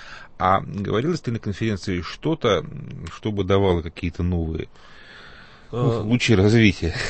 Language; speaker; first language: Russian; native; Russian